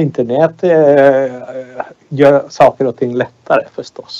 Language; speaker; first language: Swedish; non-native, fluent; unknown